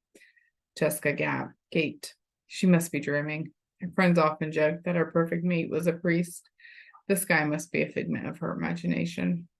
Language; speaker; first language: English; native; English